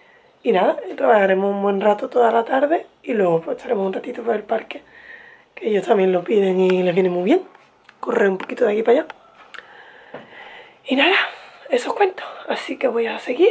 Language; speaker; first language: Spanish; native; Spanish